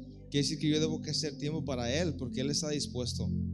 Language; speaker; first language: Spanish; native; Spanish